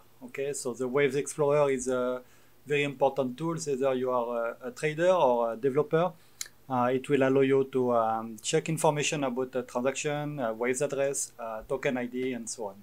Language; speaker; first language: English; non-native, fluent; French